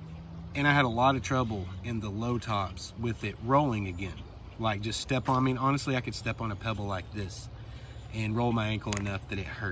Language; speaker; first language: English; native; English